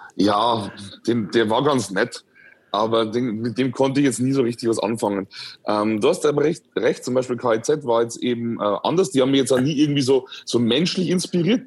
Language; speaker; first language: German; native; German